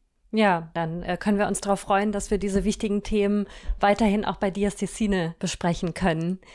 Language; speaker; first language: German; native; German